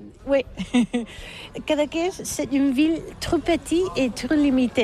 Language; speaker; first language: French; non-native, learner; Catalan